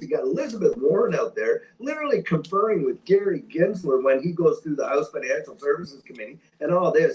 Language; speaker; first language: English; native; English